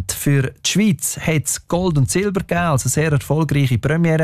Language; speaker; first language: German; native; German